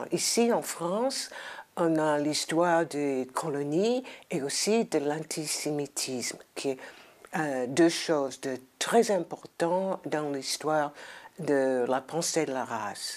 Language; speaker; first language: French; non-native, fluent; English